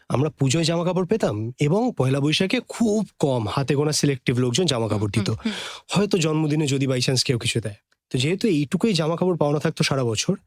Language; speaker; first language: Bangla; native; Bangla